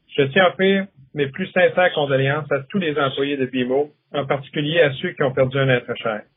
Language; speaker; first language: French; native; French